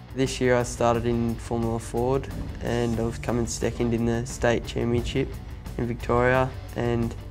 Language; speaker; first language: English; native; English